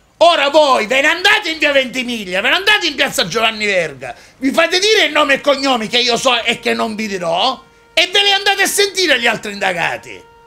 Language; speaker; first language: Italian; native; Italian